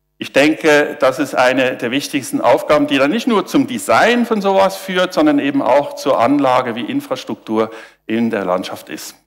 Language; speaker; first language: German; native; German